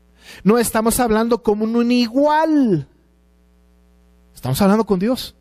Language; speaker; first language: Spanish; native; Spanish